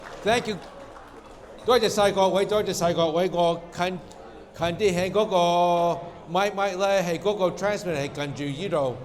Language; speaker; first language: Cantonese; early bilingual, heritage; Cantonese